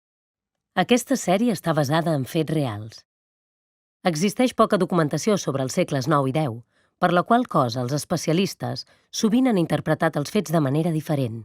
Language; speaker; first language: Catalan; native; Catalan